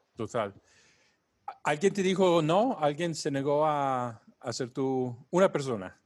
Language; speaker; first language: Spanish; non-native, fluent; Italian